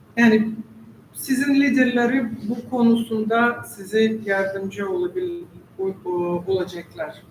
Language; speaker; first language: Turkish; non-native, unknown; Russian